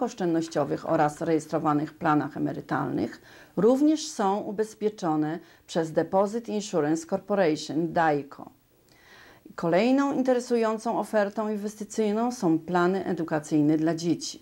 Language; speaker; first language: Polish; native; Polish